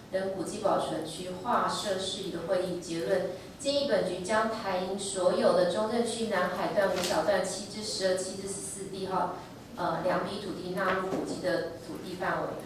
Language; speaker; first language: Chinese; native; Chinese